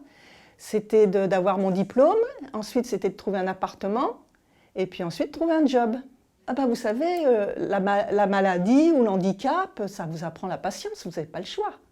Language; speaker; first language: French; native; French